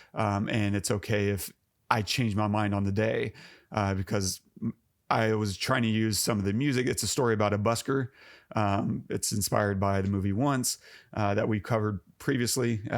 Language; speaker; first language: English; native; English